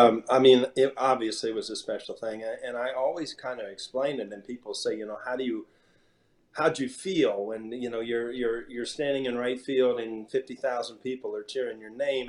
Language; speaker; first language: English; native; English